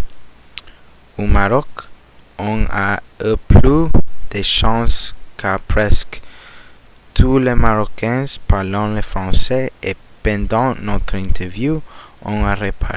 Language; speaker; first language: French; non-native, learner; Spanish